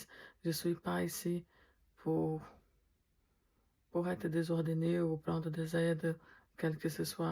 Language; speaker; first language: French; non-native, fluent; Portuguese